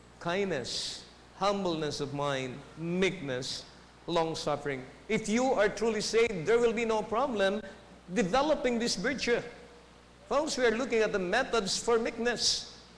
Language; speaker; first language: English; non-native, local second language; Filipino